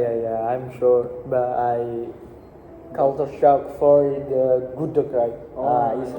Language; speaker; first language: English; non-native, learner; Indonesian